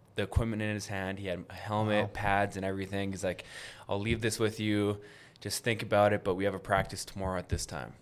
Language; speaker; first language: English; native; English